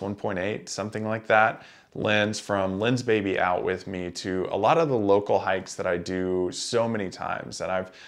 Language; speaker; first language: English; native; English